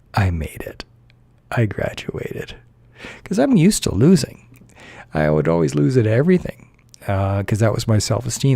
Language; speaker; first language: English; native; English